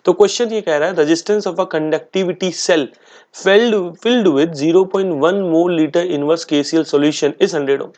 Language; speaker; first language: Hindi; native; Hindi